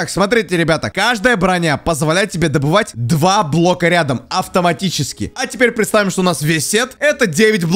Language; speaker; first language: Russian; native; Russian